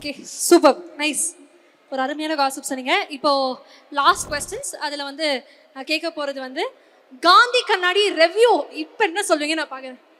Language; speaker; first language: Tamil; native; Tamil